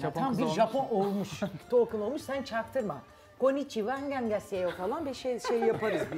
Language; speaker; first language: Turkish; native; Turkish